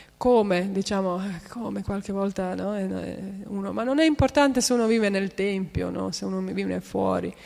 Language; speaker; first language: Italian; non-native, fluent; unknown